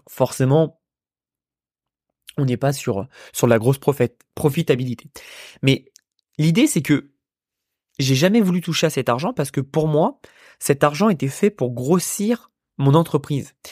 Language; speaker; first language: French; native; French